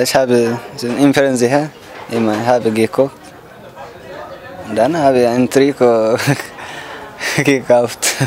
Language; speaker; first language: German; non-native, learner; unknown